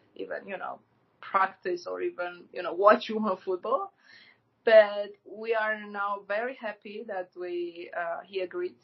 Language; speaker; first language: English; non-native, fluent; Armenian